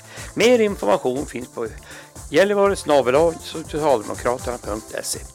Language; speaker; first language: Swedish; native; Swedish